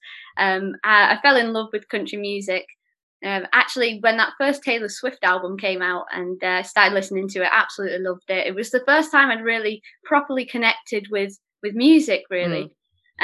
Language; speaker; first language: English; native; English